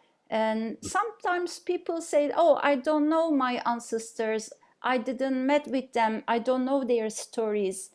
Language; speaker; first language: English; non-native, fluent; Turkish